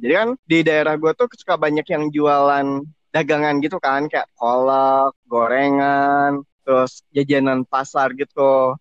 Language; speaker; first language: Indonesian; native; Indonesian